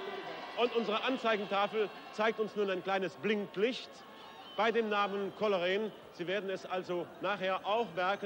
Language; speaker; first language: German; native; German